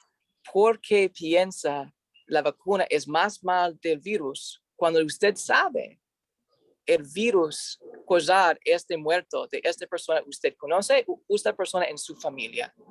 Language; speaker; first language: Spanish; non-native, learner; English